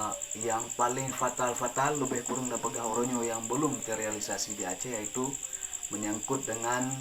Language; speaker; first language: Indonesian; non-native, local second language; Achinese